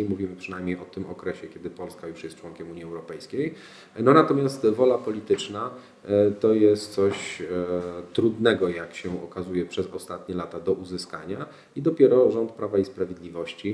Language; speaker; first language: Polish; native; Polish